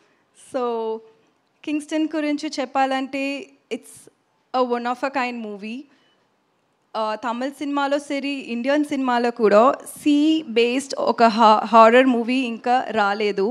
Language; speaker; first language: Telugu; non-native, learner; Tamil